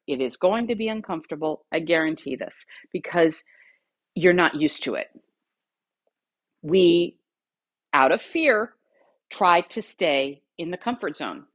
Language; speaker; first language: English; native; English